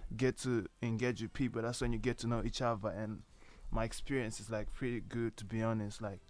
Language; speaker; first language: English; non-native, local second language; Nyanja